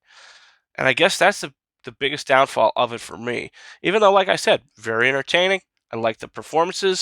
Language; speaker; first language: English; native; English